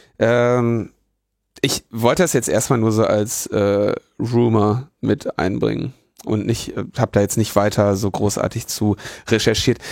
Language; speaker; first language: German; native; German